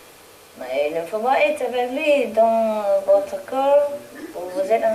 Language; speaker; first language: French; non-native, learner; Vietnamese